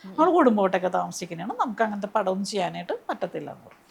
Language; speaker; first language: Malayalam; native; Malayalam